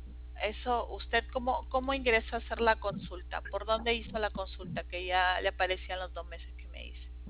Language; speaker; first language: Spanish; native; Spanish